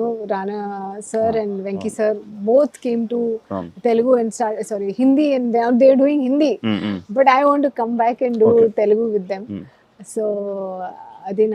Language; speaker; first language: Telugu; non-native, learner; Hindi